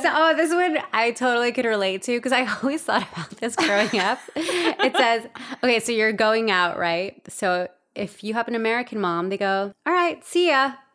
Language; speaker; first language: English; early bilingual, other home language; Spanish